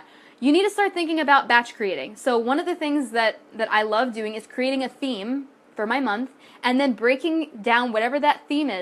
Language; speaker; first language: English; native; English